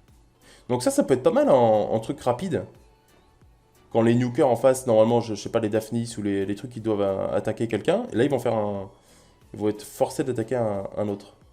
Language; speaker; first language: French; native; French